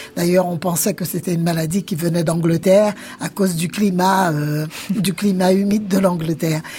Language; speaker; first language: French; native; French